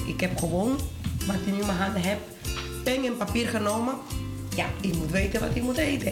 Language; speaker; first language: Dutch; non-native, learner; Spanish